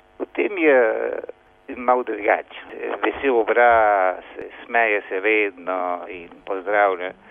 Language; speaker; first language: Slovenian; early bilingual, heritage; Slovenian